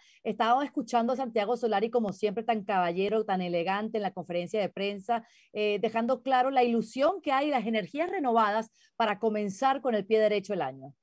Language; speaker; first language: Spanish; native; Spanish